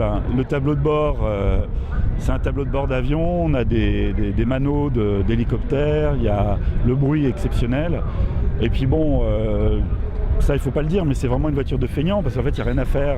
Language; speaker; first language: French; native; French